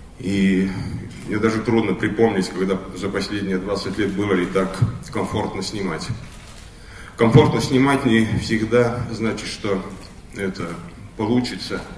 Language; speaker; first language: Russian; non-native, local second language; Estonian